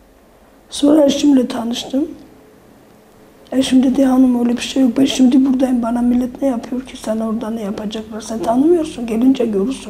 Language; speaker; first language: Turkish; non-native, fluent; Armenian